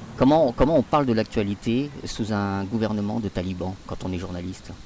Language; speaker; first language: French; native; French